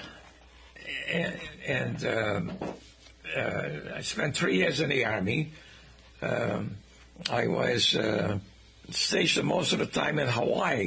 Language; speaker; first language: English; non-native, fluent; Portuguese